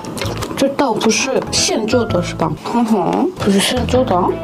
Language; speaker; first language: Chinese; non-native, learner; Korean